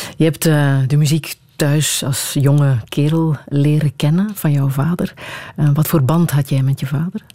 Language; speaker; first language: Dutch; native; Dutch